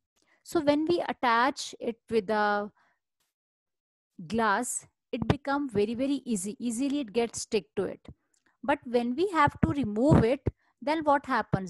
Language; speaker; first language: English; non-native, local second language; Hindi